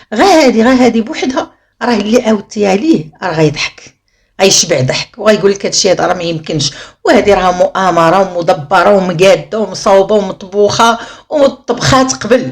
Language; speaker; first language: Arabic; native; Arabic